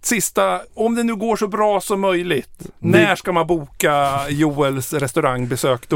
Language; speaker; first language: Swedish; native; Swedish